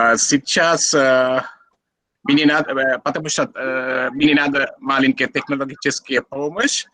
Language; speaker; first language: Russian; non-native, learner; Sinhala